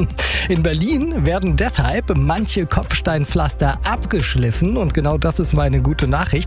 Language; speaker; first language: German; native; German